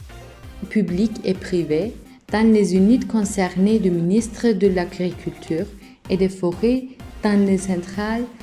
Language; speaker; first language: French; non-native, learner; Turkish